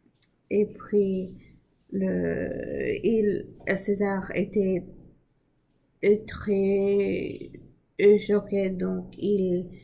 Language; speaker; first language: French; non-native, learner; English